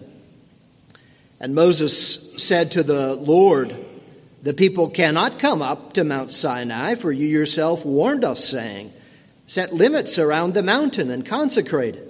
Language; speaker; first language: English; native; English